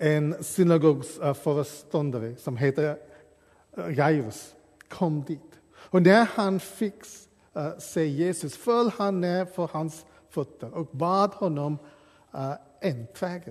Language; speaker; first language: Swedish; non-native, fluent; English